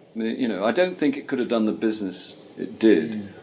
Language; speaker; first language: English; native; English